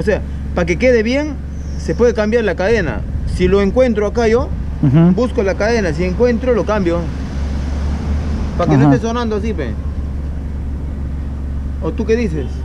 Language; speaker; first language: Spanish; native; Spanish